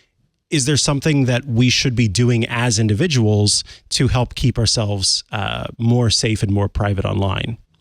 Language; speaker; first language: English; native; English